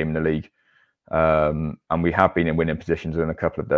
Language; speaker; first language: English; native; English